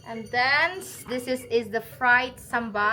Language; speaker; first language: English; non-native, fluent; Indonesian